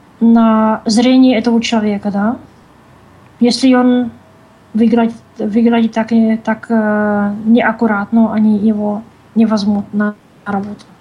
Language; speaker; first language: Russian; non-native, learner; Czech